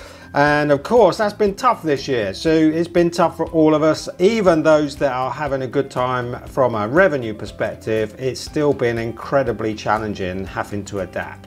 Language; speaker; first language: English; native; English